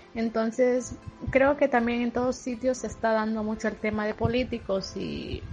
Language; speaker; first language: Spanish; native; Spanish